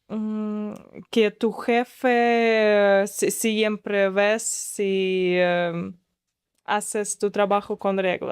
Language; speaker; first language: Spanish; non-native, learner; Russian